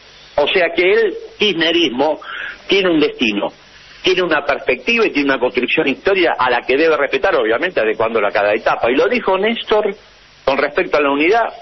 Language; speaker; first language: Spanish; native; Spanish